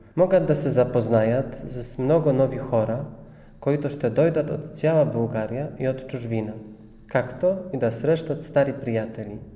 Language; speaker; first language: Bulgarian; non-native, fluent; Polish